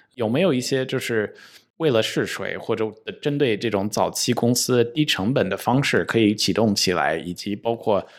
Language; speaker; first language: Chinese; non-native, fluent; English